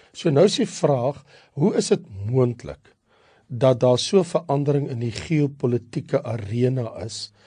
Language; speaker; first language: Afrikaans; native; Afrikaans